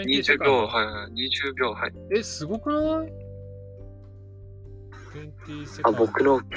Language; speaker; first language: Japanese; non-native, learner; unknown